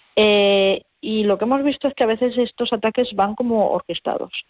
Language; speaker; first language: Spanish; native; Spanish